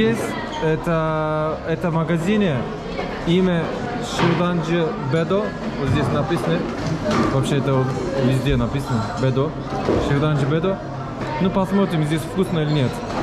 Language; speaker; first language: Russian; non-native, learner; Turkish